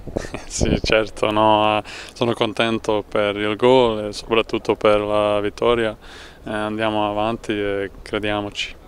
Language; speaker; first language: Italian; non-native, learner; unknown